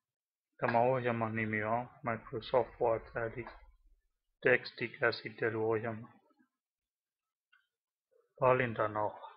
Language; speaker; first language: Finnish; non-native, learner; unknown